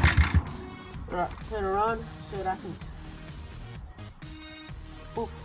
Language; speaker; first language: English; native; English